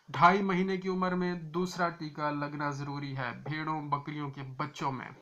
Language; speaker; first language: Urdu; non-native, local second language; Punjabi